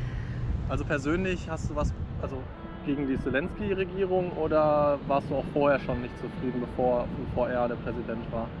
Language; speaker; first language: German; native; German